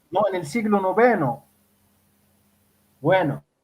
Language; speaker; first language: Spanish; non-native, fluent; Arabic